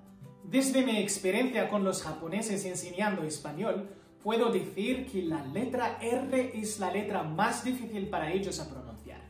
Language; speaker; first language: Spanish; non-native, fluent; Arabic